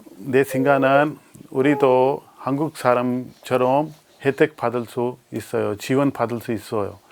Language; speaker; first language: Korean; non-native, learner; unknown